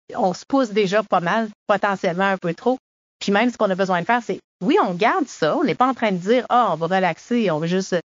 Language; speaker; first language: French; native; French